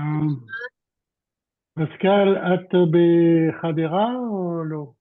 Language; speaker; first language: Hebrew; non-native, learner; French